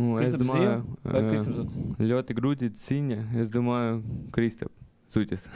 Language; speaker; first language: Latvian; non-native, learner; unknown